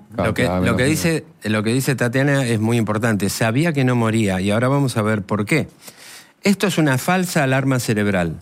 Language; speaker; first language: Spanish; native; Spanish